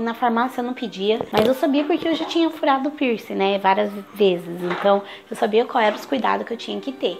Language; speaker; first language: Portuguese; native; Portuguese